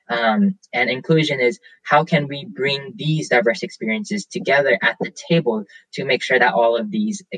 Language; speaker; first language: English; native; English